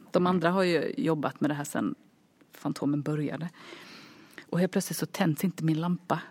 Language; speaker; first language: Swedish; early bilingual, other home language; Finnish